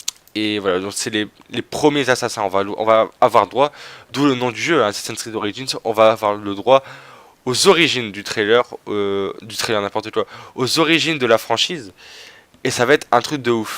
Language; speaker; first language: French; native; French